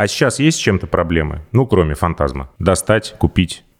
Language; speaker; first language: Russian; native; Russian